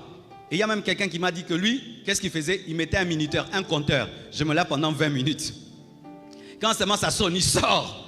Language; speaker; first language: French; non-native, local second language; Lingala